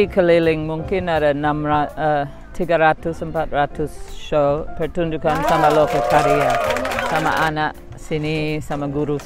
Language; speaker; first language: Indonesian; non-native, fluent; English